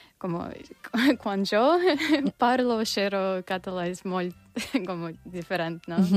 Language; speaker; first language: Catalan; non-native, learner; Russian